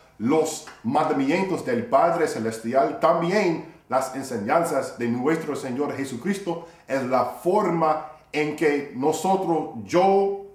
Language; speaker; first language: Spanish; non-native, fluent; English